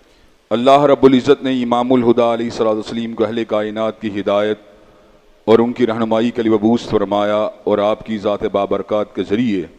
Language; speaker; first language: Urdu; native; Urdu